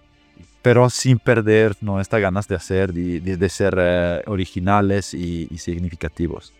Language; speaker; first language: Spanish; non-native, fluent; Italian